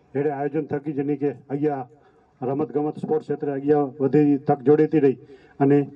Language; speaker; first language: Gujarati; non-native, local second language; Kachhi